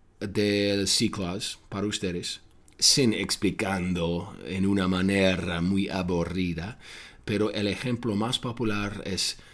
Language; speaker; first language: Spanish; non-native, fluent; English